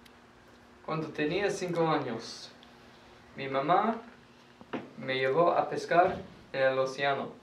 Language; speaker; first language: Spanish; non-native, learner; English